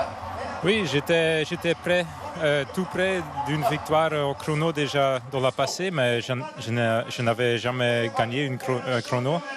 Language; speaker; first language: French; non-native, fluent; Dutch